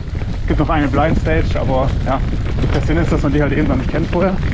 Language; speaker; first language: German; native; German